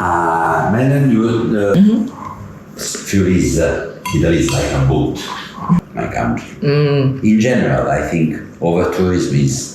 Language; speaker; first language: English; non-native, fluent; Italian